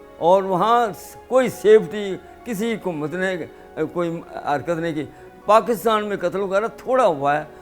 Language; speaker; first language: Urdu; non-native, local second language; Punjabi